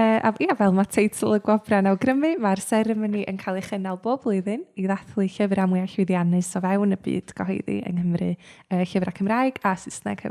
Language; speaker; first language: Welsh; native; Welsh